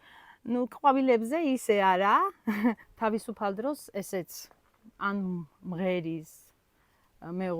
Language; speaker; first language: Georgian; non-native, local second language; Armenian